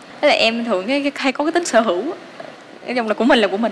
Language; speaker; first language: Vietnamese; native; Vietnamese